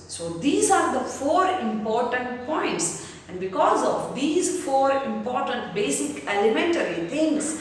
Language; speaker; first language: English; non-native, local second language; Kannada